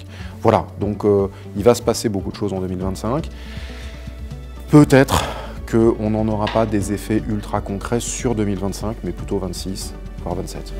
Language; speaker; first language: French; native; French